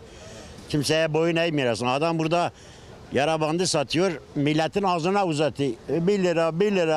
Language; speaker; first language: Turkish; native; Turkish